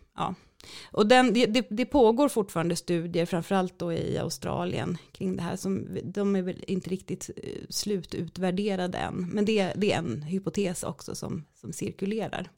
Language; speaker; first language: Swedish; native; Swedish